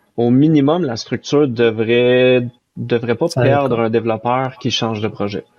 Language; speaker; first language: French; native; French